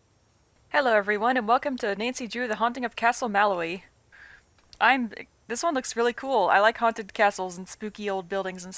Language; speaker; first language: English; native; English